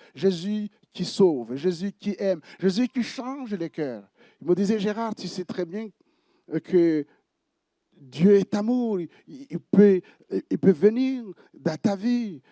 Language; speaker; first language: French; non-native, local second language; Kinyarwanda